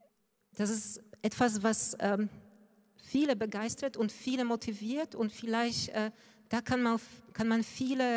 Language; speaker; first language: German; non-native, fluent; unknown